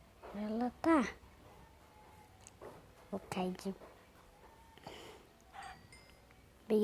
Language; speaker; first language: Portuguese; native; Portuguese